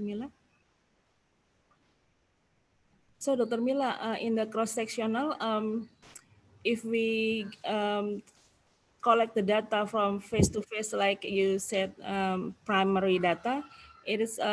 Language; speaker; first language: English; non-native, fluent; Indonesian